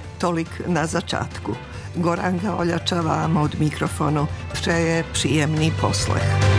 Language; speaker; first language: Czech; non-native, fluent; Serbian